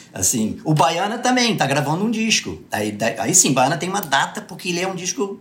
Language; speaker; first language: Portuguese; early bilingual, other home language; English